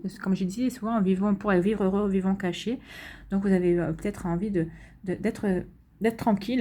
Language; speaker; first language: French; native; French